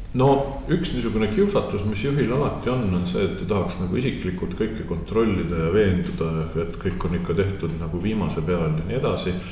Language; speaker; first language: Estonian; native; Estonian